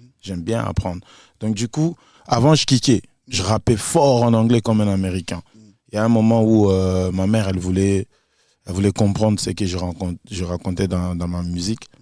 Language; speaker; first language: French; non-native, local second language; Lingala